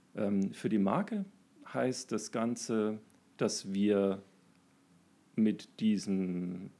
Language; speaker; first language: German; native; German